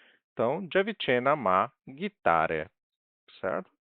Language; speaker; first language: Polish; non-native, fluent; Portuguese